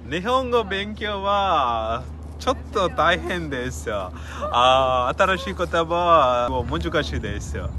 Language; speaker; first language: Japanese; non-native, learner; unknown